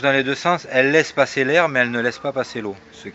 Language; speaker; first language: French; native; French